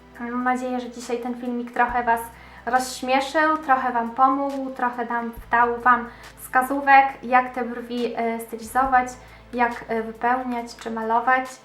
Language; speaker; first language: Polish; native; Polish